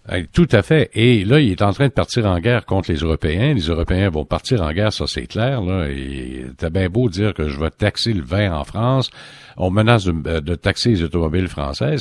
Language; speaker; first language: French; native; French